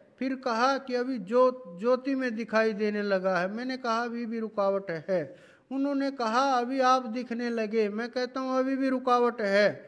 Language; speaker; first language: Hindi; native; Hindi